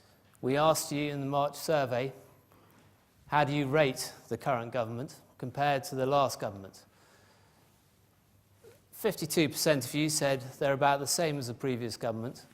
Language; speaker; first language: English; native; English